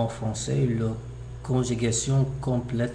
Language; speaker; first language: French; non-native, learner; English